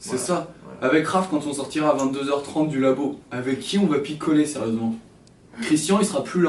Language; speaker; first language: French; native; French